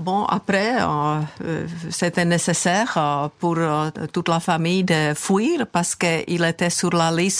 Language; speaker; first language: French; non-native, fluent; Czech